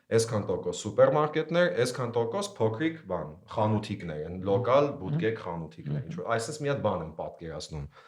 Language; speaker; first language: Armenian; early bilingual, heritage; Armenian